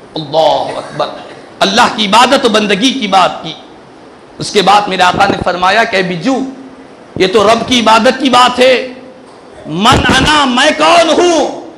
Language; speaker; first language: Urdu; native; Urdu